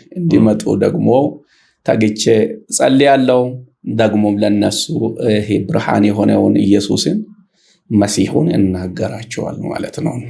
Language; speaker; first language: Amharic; non-native, local second language; Oromo